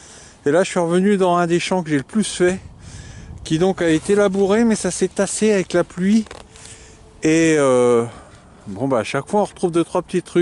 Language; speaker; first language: French; native; French